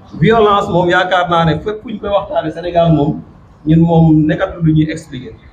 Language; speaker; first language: Wolof; non-native, local second language; Serer